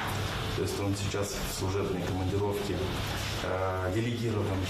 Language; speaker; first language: Russian; native; Russian